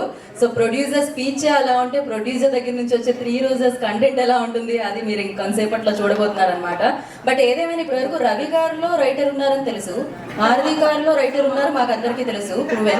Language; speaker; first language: Telugu; native; Telugu